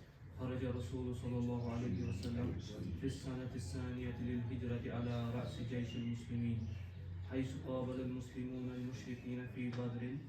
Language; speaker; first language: Arabic; non-native, learner; Urdu